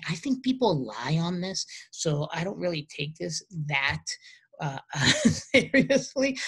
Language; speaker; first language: English; native; English